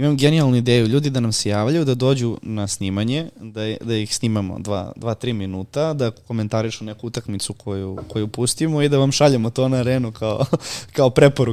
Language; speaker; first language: Serbian; native; Serbian